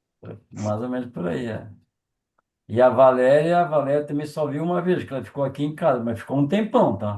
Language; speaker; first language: Portuguese; native; Portuguese